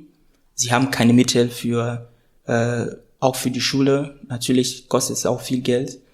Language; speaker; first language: German; non-native, fluent; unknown